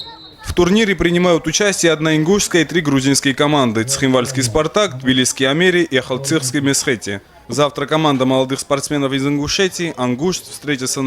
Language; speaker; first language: Russian; native; Russian